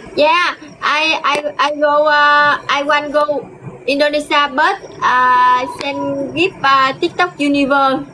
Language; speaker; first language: English; non-native, learner; Vietnamese